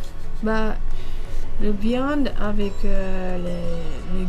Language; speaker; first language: French; non-native, learner; Japanese